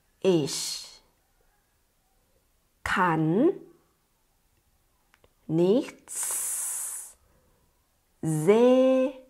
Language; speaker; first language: German; non-native, fluent; Thai